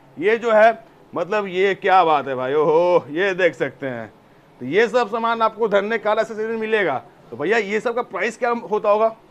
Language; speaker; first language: Hindi; native; Hindi